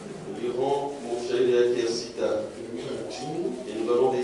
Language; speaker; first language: French; non-native, local second language; Swahili